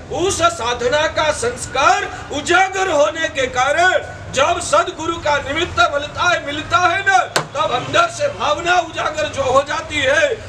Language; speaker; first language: Hindi; non-native, local second language; Gujarati